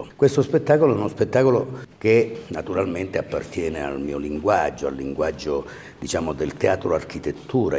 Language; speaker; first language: Italian; native; Italian